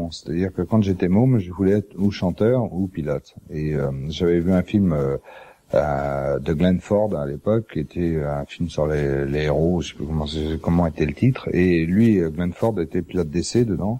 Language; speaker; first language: French; native; French